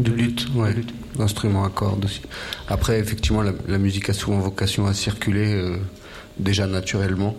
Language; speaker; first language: French; native; French